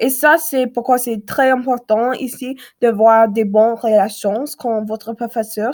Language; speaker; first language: French; non-native, learner; English